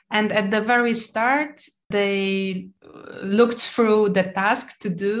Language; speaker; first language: English; non-native, fluent; Polish